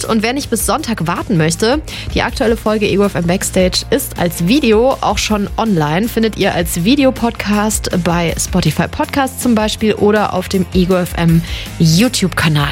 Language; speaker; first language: German; native; German